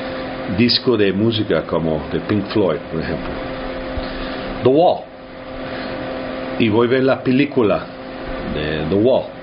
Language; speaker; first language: Spanish; early bilingual, heritage; English